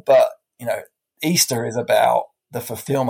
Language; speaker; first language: English; native; English